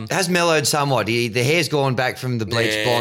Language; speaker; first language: English; native; English